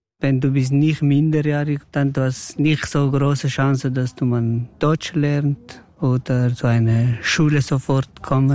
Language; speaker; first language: German; non-native, learner; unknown